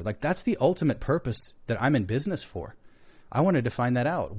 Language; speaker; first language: English; native; English